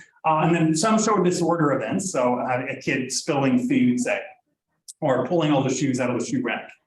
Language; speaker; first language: English; non-native, fluent; Norwegian